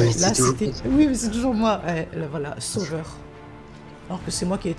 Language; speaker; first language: French; native; French